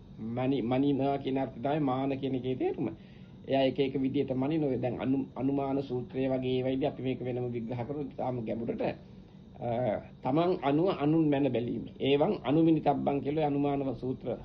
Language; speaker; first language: Sinhala; native; Sinhala